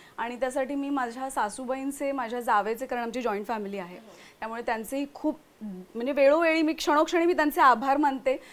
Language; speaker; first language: Marathi; native; Marathi